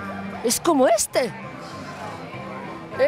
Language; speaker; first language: Spanish; native; Spanish